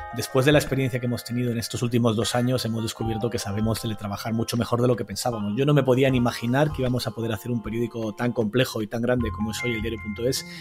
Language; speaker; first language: Spanish; native; Spanish